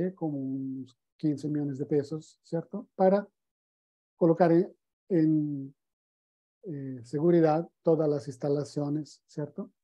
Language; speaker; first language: Spanish; non-native, fluent; Italian